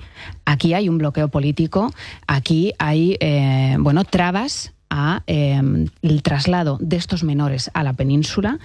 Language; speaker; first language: Spanish; native; Spanish